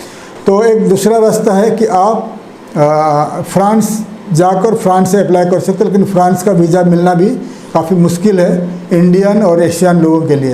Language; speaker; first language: Hindi; non-native, local second language; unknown